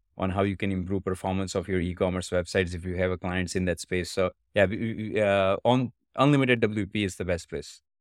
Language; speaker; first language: English; non-native, local second language; Gujarati